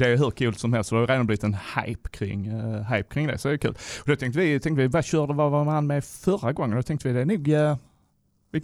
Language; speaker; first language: Swedish; native; Swedish